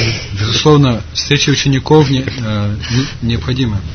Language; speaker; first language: Russian; native; Russian